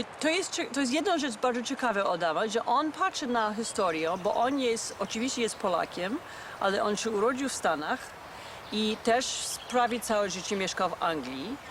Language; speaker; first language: Polish; non-native, fluent; English